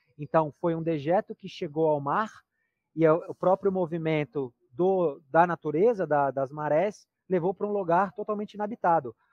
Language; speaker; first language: Portuguese; native; Portuguese